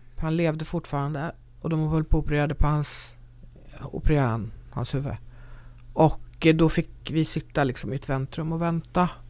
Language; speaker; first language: Swedish; native; Swedish